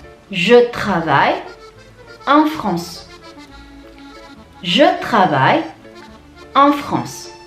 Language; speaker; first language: French; non-native, fluent; Indonesian